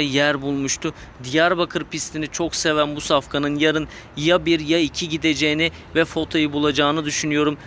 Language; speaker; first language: Turkish; native; Turkish